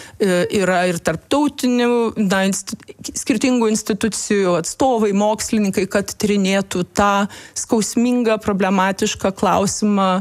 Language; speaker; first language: Lithuanian; native; Lithuanian